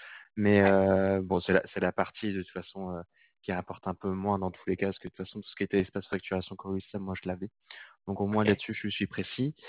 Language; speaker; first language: French; native; French